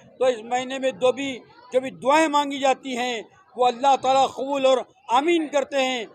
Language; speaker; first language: Urdu; native; Urdu